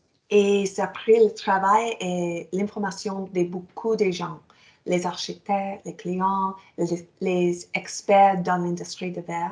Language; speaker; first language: French; non-native, fluent; English